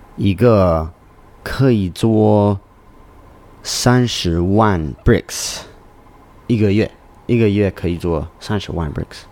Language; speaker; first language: Chinese; non-native, learner; English